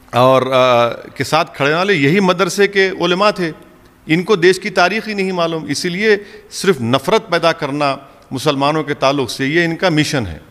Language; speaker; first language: Hindi; non-native, local second language; Urdu